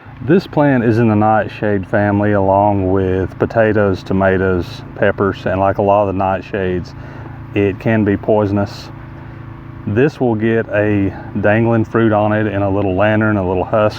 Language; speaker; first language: English; native; English